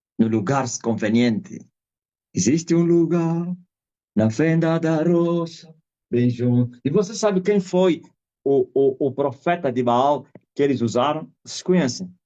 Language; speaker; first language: Portuguese; non-native, local second language; Kongo